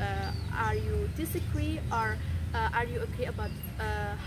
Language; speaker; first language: English; non-native, learner; Indonesian